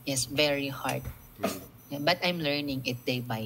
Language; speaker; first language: English; non-native, local second language; Filipino